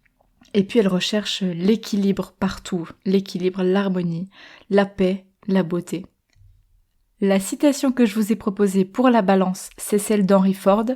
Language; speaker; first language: French; native; French